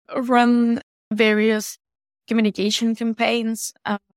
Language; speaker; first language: English; non-native, fluent; Ukrainian